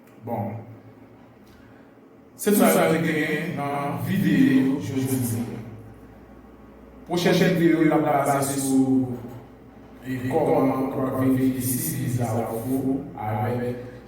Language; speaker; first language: French; non-native, learner; Haitian Creole